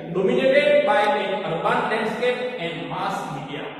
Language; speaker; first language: English; non-native, local second language; Gujarati